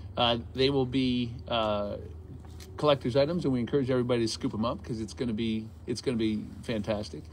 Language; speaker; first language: English; native; English